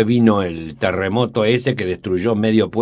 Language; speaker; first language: Spanish; native; Spanish